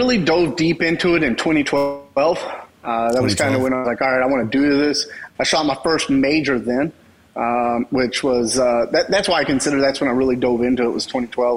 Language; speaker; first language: English; native; English